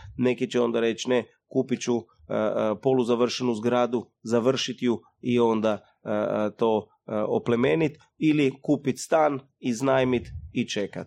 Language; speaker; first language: Croatian; early bilingual, heritage; Croatian